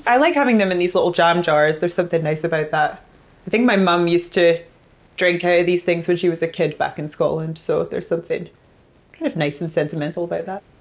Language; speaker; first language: English; native; English